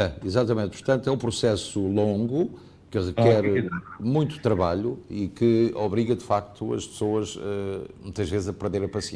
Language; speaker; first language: Portuguese; native; Portuguese